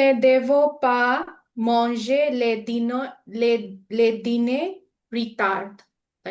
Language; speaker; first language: French; non-native, learner; Persian